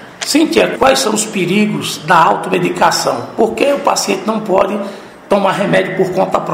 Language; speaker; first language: Portuguese; native; Portuguese